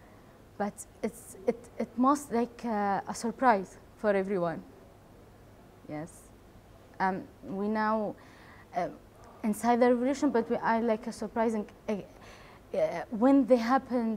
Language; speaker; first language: English; non-native, learner; Arabic